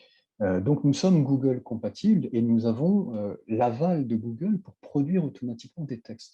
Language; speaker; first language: French; native; French